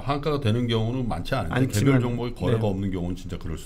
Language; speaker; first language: Korean; native; Korean